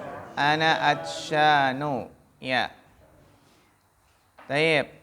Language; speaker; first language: Arabic; non-native, fluent; Indonesian